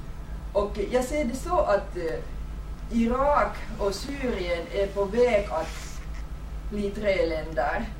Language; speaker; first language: Swedish; non-native, fluent; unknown